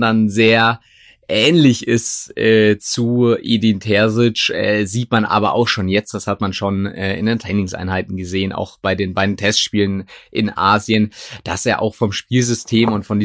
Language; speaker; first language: German; native; German